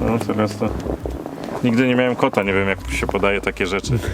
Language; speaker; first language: Polish; native; Polish